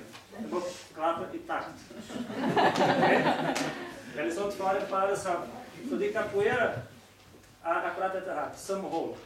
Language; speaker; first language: Norwegian; non-native, fluent; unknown